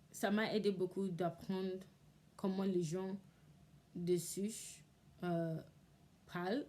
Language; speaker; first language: French; non-native, learner; English